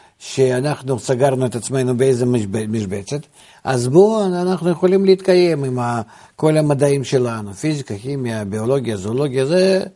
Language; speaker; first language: Hebrew; non-native, fluent; Russian